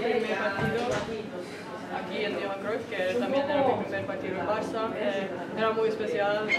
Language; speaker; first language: Spanish; non-native, learner; Norwegian